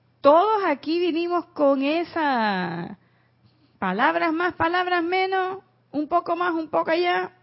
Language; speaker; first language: Spanish; native; Spanish